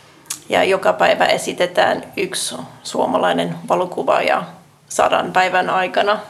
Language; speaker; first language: Finnish; non-native, fluent; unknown